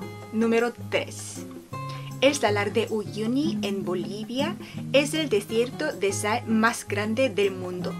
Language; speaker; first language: Spanish; non-native, fluent; Korean